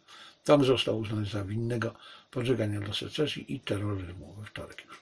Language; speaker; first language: Polish; native; Polish